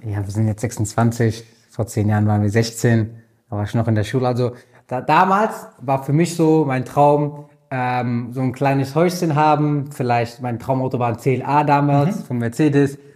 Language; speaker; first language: German; native; German